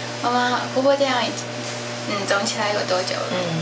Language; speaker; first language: Chinese; non-native, learner; English